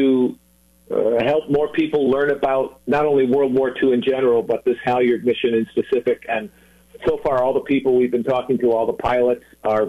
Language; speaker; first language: English; native; English